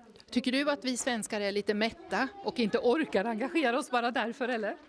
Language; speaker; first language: Swedish; native; Swedish